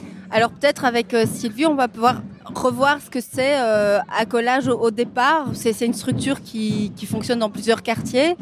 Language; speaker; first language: French; native; French